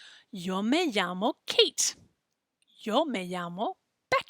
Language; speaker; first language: Spanish; non-native, fluent; English